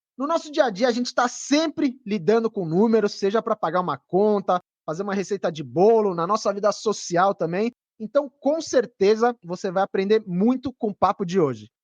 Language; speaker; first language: Portuguese; native; Portuguese